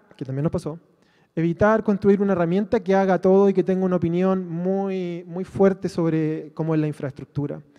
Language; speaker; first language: Spanish; native; Spanish